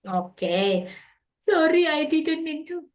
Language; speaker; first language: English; non-native, learner; Indonesian